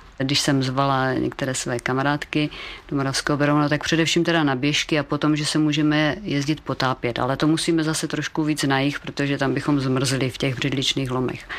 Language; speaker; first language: Czech; native; Czech